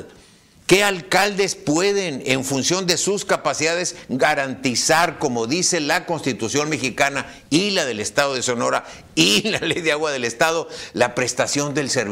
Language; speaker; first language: Spanish; native; Spanish